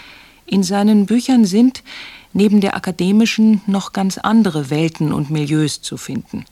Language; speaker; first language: German; native; German